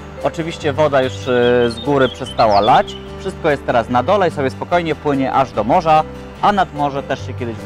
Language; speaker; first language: Polish; native; Polish